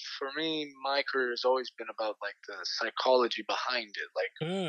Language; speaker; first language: English; native; English